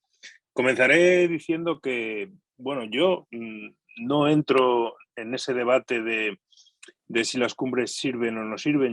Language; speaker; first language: Spanish; native; Spanish